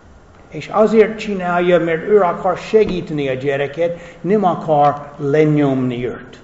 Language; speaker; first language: Hungarian; non-native, fluent; English